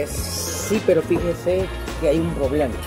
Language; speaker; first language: Spanish; native; Spanish